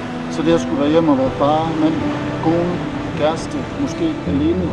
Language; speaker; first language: Danish; native; Danish